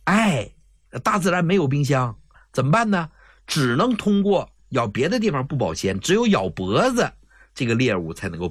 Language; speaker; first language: Chinese; native; Chinese